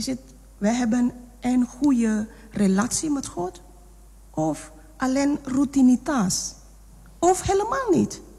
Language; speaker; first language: Dutch; non-native, fluent; Indonesian